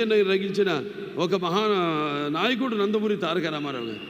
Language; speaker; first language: Telugu; native; Telugu